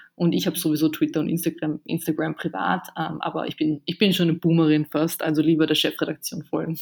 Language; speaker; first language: German; early bilingual, other home language; Bosnian